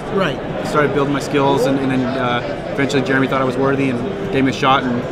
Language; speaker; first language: English; native; English